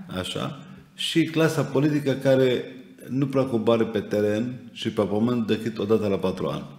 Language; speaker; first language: Romanian; non-native, fluent; Arabic